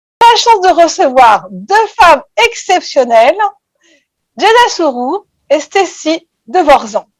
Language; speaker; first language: French; native; French